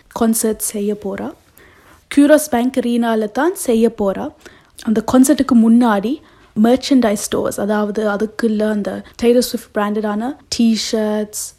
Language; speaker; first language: Tamil; early bilingual, heritage; Tamil